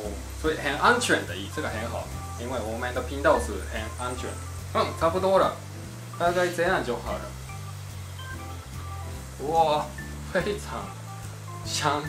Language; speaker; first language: Chinese; non-native, fluent; Japanese